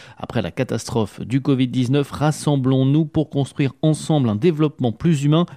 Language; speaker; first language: French; native; French